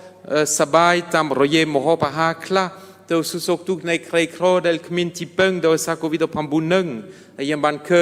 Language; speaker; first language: Khmer; non-native, fluent; French